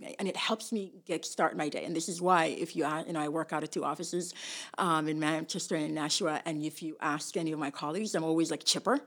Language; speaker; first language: English; early bilingual, other home language; Somali